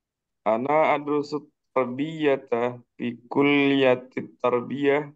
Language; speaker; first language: Arabic; non-native, learner; Indonesian